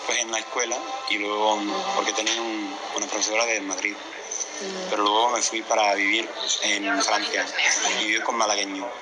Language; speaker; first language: Spanish; non-native, fluent; English